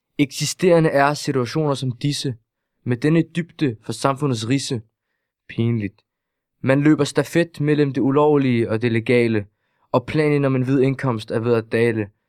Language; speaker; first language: Danish; early bilingual, other home language; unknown